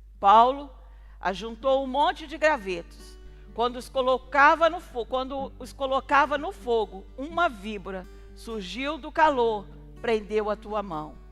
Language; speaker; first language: Portuguese; native; Portuguese